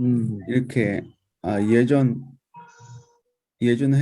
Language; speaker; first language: Korean; non-native, fluent; Spanish